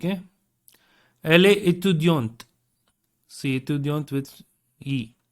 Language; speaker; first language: French; non-native, learner; Tamil